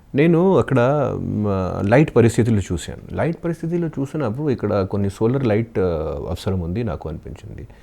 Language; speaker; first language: Telugu; non-native, fluent; Hindi